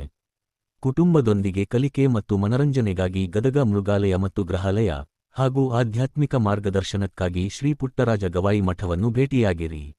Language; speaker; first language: Kannada; native; Kannada